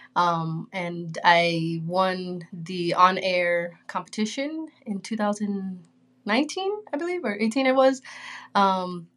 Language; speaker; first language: English; early bilingual, other home language; Spanish